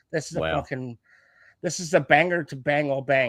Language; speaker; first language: English; native; English